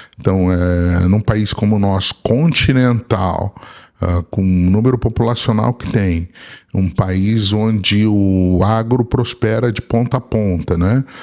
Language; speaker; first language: Portuguese; early bilingual, other home language; Arabic